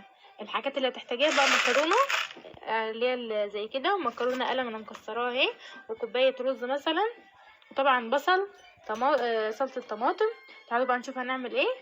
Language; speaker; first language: Arabic; native; Arabic